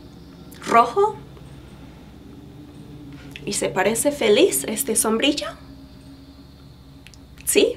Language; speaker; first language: Spanish; non-native, fluent; English